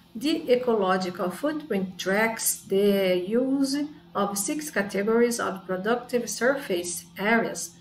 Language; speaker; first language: English; non-native, fluent; Portuguese